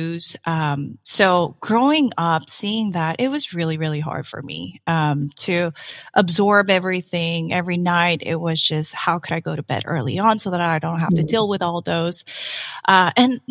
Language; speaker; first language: English; non-native, fluent; Korean